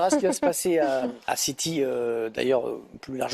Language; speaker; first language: French; native; French